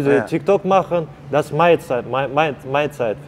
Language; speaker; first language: German; non-native, learner; Russian